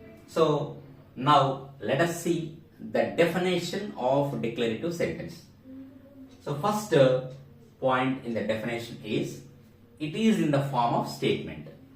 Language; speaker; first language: English; non-native, local second language; Telugu